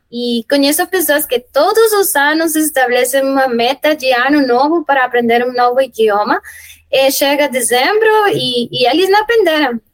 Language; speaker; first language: Portuguese; non-native, fluent; Spanish